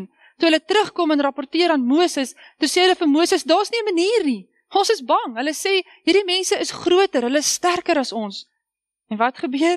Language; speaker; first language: Afrikaans; native; Afrikaans